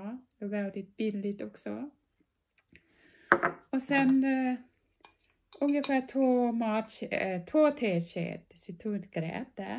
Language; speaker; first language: Swedish; non-native, fluent; Thai